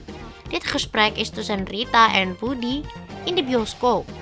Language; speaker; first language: Dutch; non-native, fluent; Indonesian